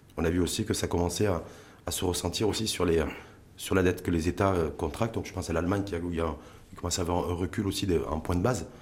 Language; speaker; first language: French; non-native, local second language; Arabic